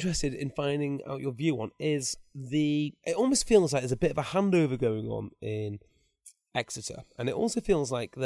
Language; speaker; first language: English; native; English